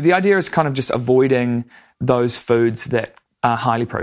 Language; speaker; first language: English; native; English